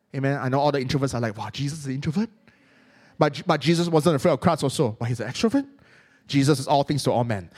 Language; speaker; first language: English; non-native, local second language; Cantonese